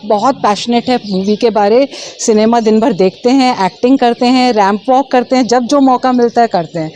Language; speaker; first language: Hindi; non-native, local second language; Bangla